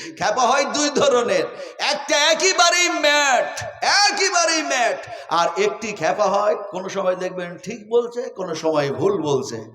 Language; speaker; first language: Bangla; non-native, local second language; Urdu